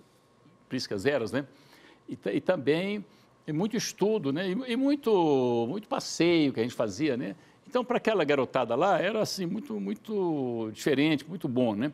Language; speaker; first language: Portuguese; native; Portuguese